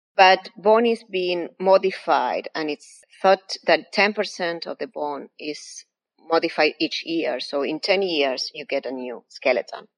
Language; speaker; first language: English; non-native, fluent; Spanish